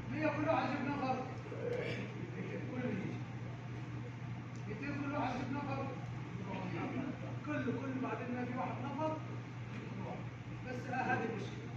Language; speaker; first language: Arabic; non-native, learner; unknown